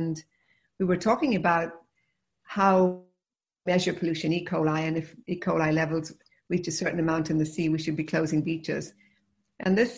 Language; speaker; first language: English; native; English